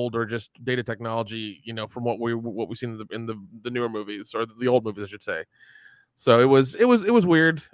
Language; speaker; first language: English; early bilingual, other home language; Hindi